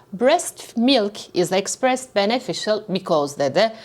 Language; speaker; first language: English; non-native, fluent; Turkish